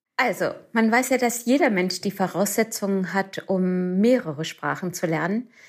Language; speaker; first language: German; native; German